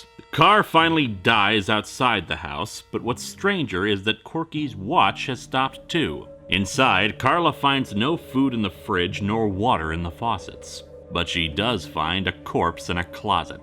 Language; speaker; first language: English; native; English